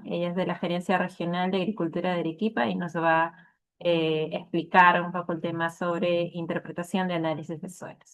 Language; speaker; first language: Spanish; native; Spanish